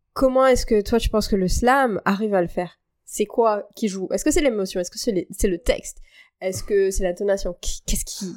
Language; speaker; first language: French; native; French